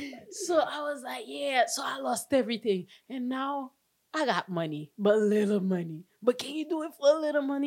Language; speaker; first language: English; non-native, local second language; French